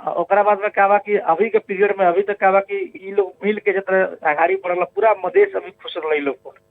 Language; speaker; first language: Bhojpuri; native; Bhojpuri